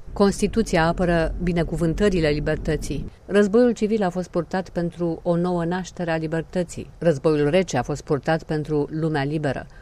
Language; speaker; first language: Romanian; native; Romanian